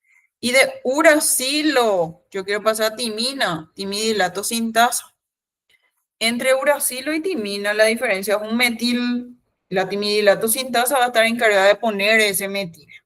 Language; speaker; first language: Spanish; native; Spanish